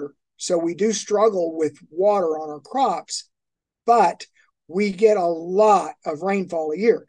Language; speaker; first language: English; native; English